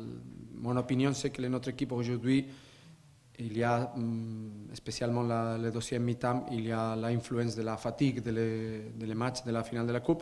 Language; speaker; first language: French; non-native, learner; Spanish